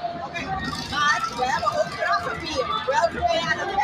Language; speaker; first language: Dutch; non-native, local second language; Papiamento